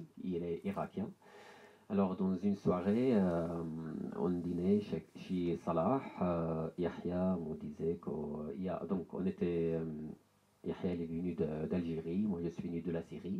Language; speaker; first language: French; non-native, learner; Arabic